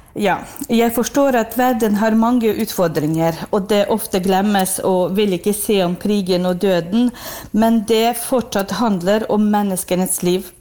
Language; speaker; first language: Norwegian; non-native, fluent; Ukrainian